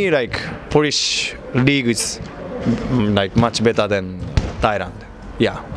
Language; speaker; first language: English; non-native, learner; Japanese